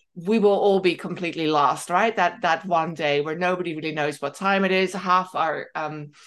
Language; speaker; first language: English; non-native, fluent; Dutch